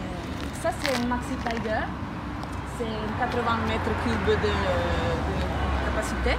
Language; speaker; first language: French; non-native, fluent; Italian